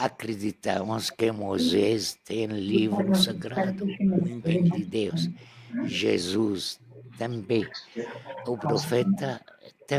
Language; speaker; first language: Portuguese; non-native, learner; Arabic